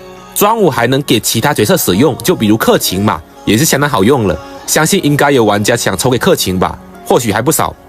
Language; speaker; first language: Chinese; native; Chinese